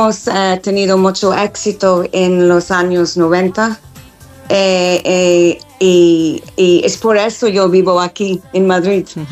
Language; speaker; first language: Spanish; non-native, fluent; English